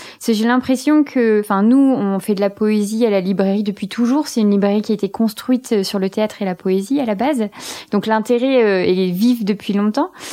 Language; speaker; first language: French; native; French